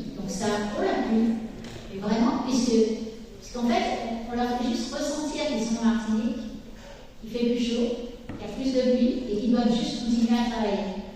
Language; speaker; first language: French; native; French